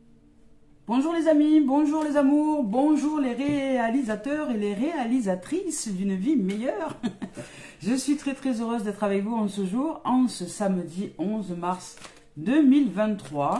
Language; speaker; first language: French; native; French